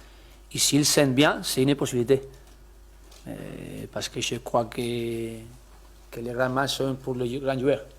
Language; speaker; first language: French; non-native, learner; Spanish